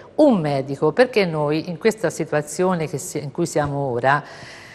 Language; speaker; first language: Italian; native; Italian